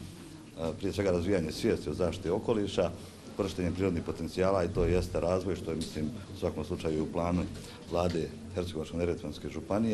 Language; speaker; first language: Serbian; native; Serbian